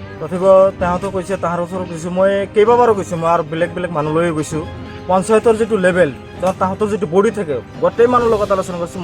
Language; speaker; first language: Assamese; non-native, local second language; Bangla